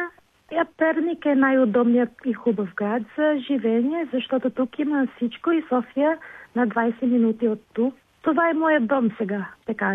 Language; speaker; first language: Bulgarian; non-native, learner; Filipino